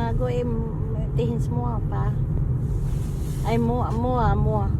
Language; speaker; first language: Danish; non-native, learner; Filipino